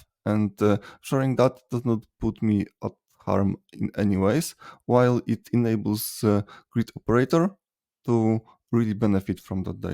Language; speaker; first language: English; non-native, fluent; Polish